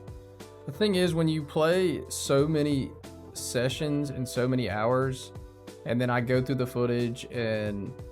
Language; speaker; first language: English; native; English